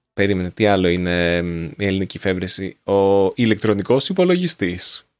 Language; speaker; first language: Greek; native; Greek